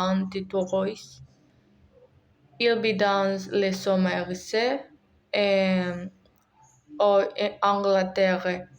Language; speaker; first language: French; non-native, learner; Spanish